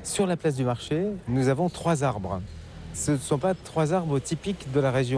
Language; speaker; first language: French; native; French